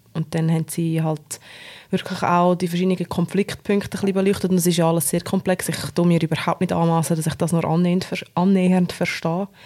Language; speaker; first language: German; native; German